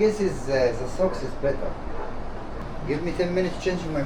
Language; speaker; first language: English; non-native, learner; Arabic